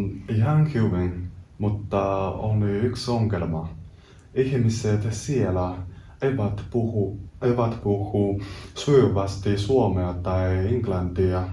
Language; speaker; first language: Finnish; non-native, fluent; Chinese